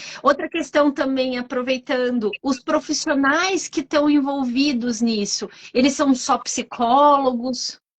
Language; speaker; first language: Portuguese; native; Portuguese